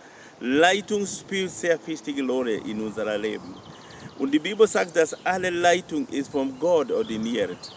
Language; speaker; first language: German; non-native, learner; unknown